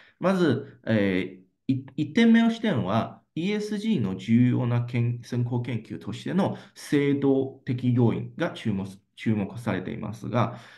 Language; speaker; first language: Japanese; non-native, fluent; Chinese